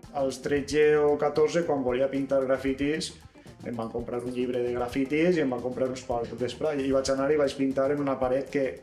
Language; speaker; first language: Catalan; native; Catalan